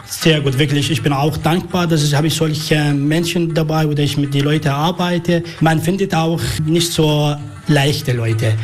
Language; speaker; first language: German; non-native, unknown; Arabic